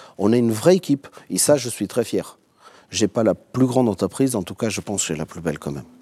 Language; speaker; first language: French; non-native, fluent; Portuguese